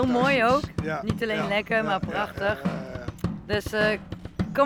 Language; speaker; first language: Dutch; non-native, learner; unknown